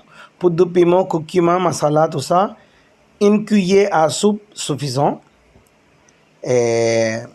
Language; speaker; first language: French; non-native, learner; Tamil